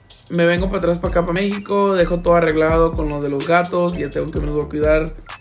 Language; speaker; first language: Spanish; early bilingual, heritage; Spanish